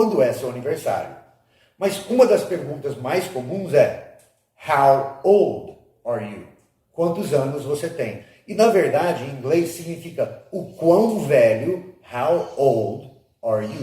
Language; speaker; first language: Portuguese; non-native, fluent; English